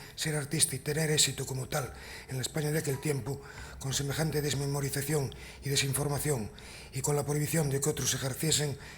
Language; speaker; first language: Spanish; non-native, local second language; Galician